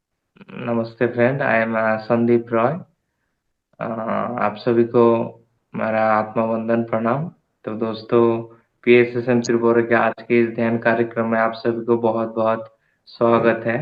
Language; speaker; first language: Hindi; non-native, local second language; Bangla